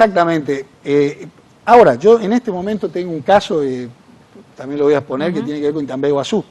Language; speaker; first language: Spanish; native; Spanish